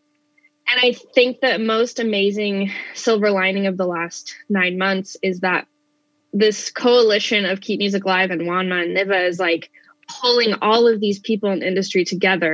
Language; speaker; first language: English; native; English